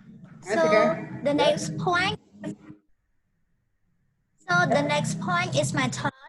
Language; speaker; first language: English; non-native, learner; Khmer